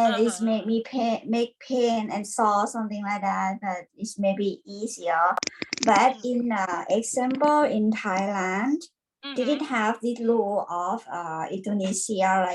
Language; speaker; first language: English; non-native, learner; Thai